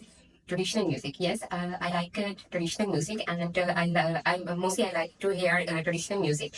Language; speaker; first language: English; non-native, learner; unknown